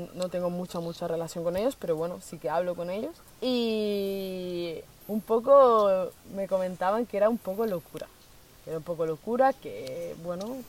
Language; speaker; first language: Spanish; native; Spanish